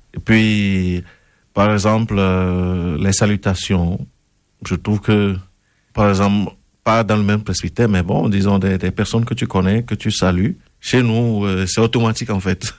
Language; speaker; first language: French; non-native, local second language; Ewe